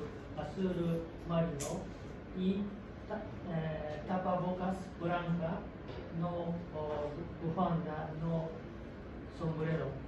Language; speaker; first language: Spanish; non-native, learner; Japanese